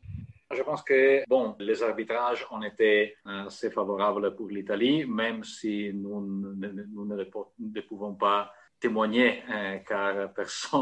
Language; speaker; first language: French; non-native, fluent; Italian